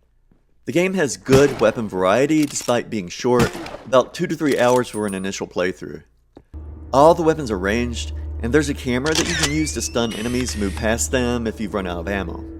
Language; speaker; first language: English; native; English